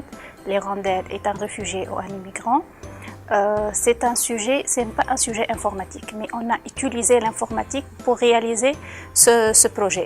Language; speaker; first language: French; non-native, local second language; Arabic